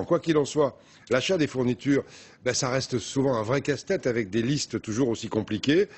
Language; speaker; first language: French; native; French